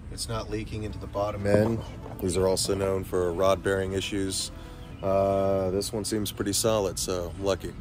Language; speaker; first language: English; native; English